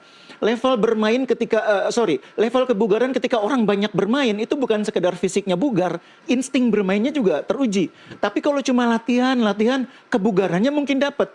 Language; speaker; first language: Indonesian; native; Indonesian